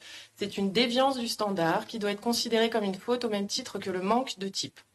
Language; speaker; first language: French; native; French